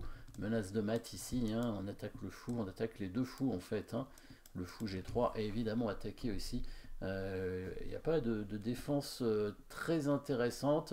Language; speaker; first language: French; native; French